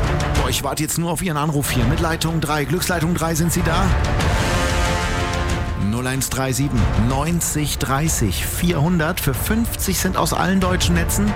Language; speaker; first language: German; native; German